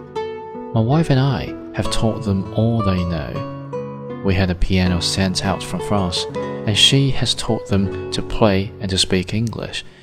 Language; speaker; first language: English; non-native, fluent; Chinese